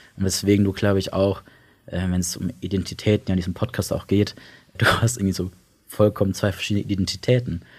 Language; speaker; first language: German; early bilingual, other home language; Italian